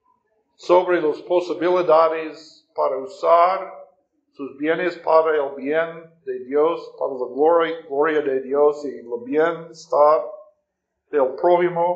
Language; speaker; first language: Spanish; non-native, fluent; English